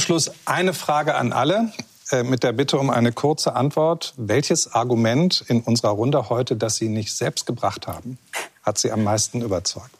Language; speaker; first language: German; native; German